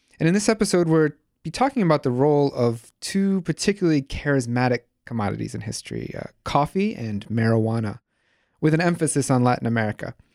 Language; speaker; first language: English; native; English